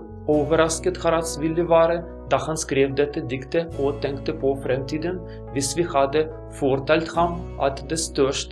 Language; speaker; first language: Norwegian; non-native, learner; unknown